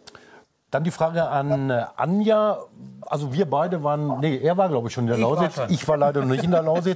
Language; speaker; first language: German; native; German